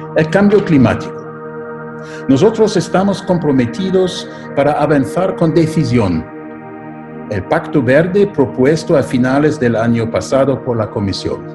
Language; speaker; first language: Spanish; non-native, fluent; German